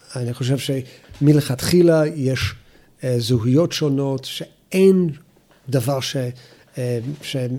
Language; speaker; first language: Hebrew; non-native, fluent; English